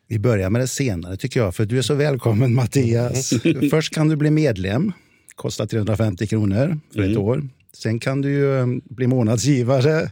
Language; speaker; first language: Swedish; native; Swedish